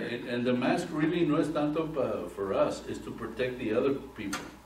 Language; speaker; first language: English; early bilingual, other home language; Spanish